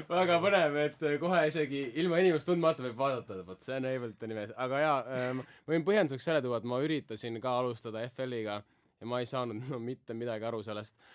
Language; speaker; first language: Estonian; native; Estonian